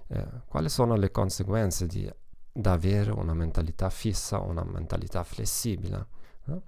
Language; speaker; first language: Italian; non-native, learner; German